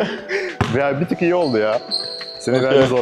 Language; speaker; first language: Turkish; native; Turkish